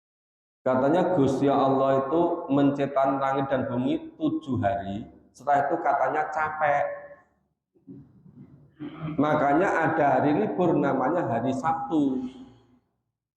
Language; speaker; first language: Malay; non-native, local second language; Javanese